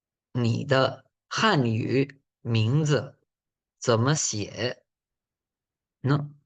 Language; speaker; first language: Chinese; non-native, fluent; Spanish